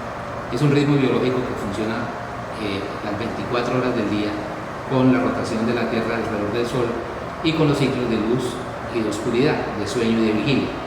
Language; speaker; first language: Spanish; native; Spanish